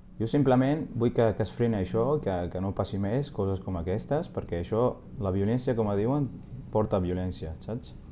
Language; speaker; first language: Catalan; non-native, fluent; Arabic